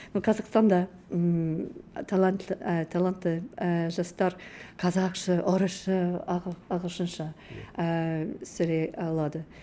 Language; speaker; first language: Kazakh; non-native, learner; English